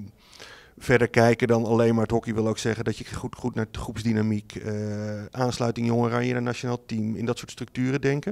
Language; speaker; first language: Dutch; native; Dutch